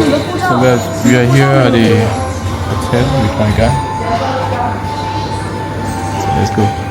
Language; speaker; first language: English; non-native, fluent; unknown